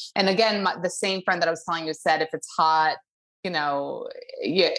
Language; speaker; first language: English; early bilingual, other home language; Hebrew